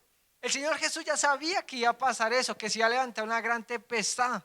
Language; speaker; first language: Spanish; native; Spanish